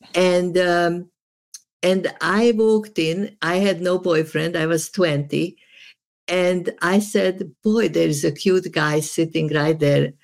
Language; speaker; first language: English; non-native, fluent; Serbian